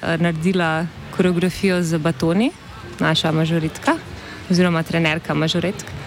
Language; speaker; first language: Slovenian; native; Slovenian